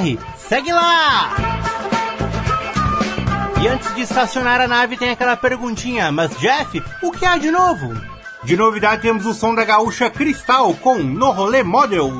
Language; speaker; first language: Portuguese; native; Portuguese